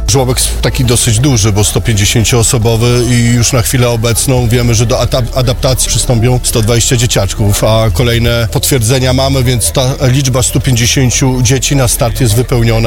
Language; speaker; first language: Polish; native; Polish